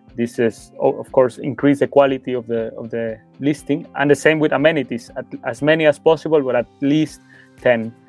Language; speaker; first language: English; non-native, fluent; Spanish